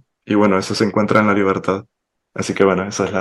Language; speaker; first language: Spanish; native; Spanish